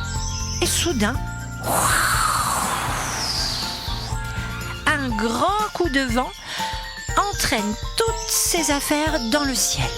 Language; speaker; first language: French; native; French